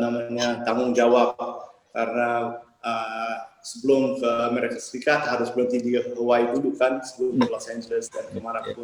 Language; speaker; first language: Indonesian; early bilingual, heritage; English